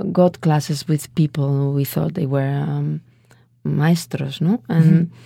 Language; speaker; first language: English; non-native, fluent; Spanish